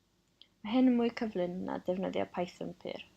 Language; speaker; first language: Welsh; non-native, local second language; English